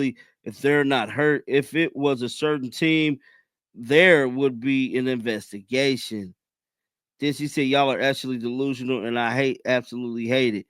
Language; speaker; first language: English; native; English